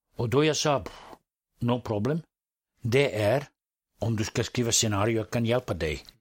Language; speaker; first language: Swedish; non-native, fluent; Serbian